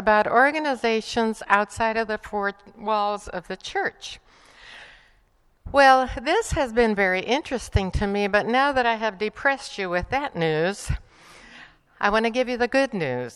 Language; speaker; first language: English; non-native, fluent; Spanish